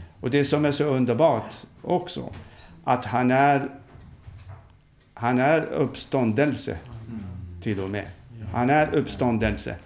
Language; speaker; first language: Swedish; non-native, fluent; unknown